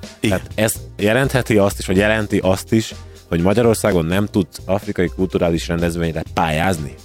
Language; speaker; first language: Hungarian; native; Hungarian